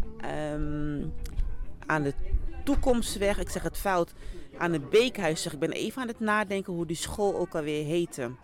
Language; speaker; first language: Dutch; early bilingual, other home language; Sranan Tongo